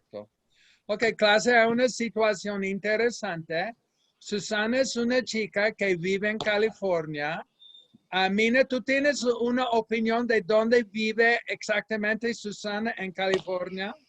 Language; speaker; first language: Spanish; non-native, fluent; English